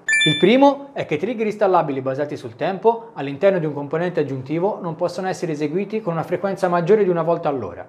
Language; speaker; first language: Italian; native; Italian